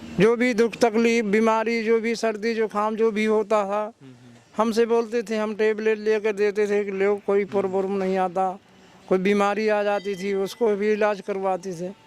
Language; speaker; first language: Hindi; native; Hindi